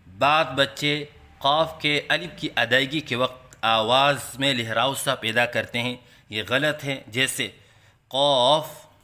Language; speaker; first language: Urdu; native; Urdu